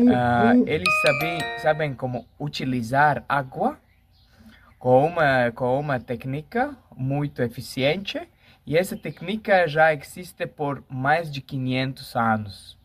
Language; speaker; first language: Portuguese; non-native, fluent; Latvian